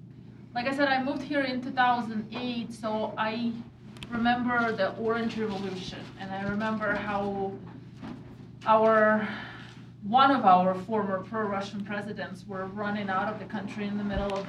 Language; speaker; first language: English; non-native, fluent; Russian